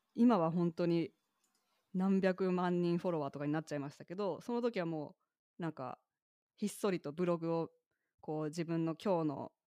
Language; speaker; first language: Japanese; early bilingual, other home language; English